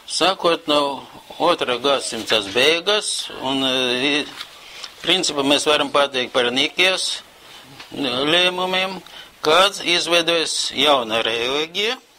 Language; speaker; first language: Latvian; non-native, local second language; Russian